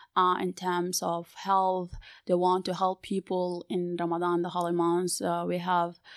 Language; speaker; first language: English; non-native, fluent; Arabic